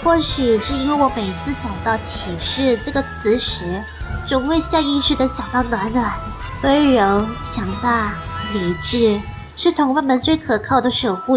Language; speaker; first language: Chinese; native; Chinese